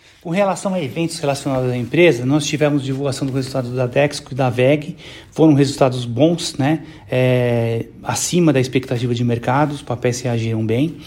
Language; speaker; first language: Portuguese; native; Portuguese